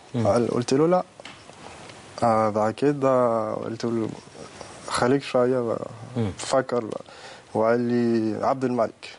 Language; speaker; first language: Arabic; non-native, learner; French